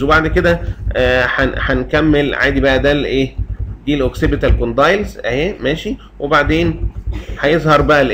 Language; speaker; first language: Arabic; native; Arabic